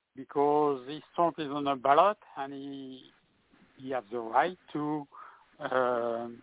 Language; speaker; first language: English; non-native, fluent; French